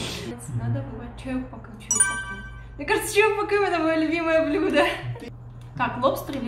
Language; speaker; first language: Russian; native; Russian